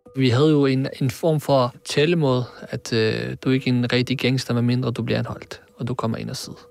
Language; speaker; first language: Danish; early bilingual, other home language; Arabic